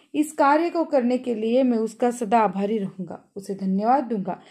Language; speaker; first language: Hindi; non-native, local second language; Marathi